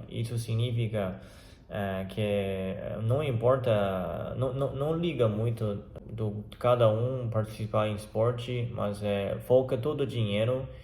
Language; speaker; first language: Portuguese; non-native, learner; Chinese